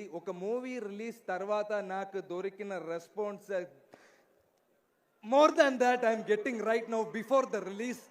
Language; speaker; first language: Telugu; non-native, learner; Malayalam